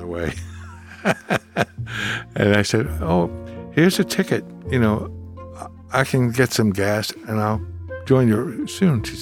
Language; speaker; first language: English; native; English